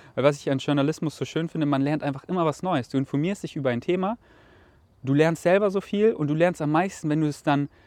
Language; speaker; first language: German; native; German